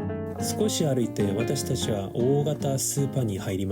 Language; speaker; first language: Japanese; non-native, learner; Korean